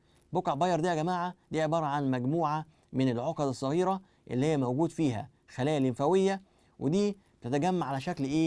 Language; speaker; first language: Arabic; native; Arabic